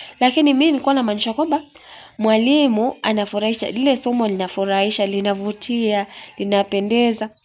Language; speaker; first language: Swahili; non-native, local second language; Gusii